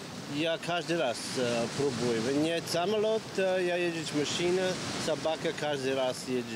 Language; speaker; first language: Ukrainian; non-native, learner; Polish